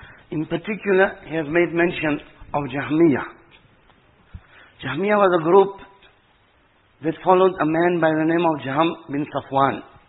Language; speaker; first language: English; native; English